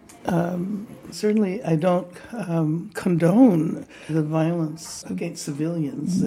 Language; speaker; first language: English; native; English